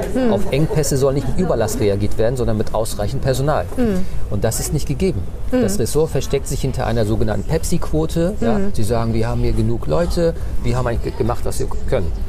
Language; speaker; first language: German; early bilingual, other home language; Turkish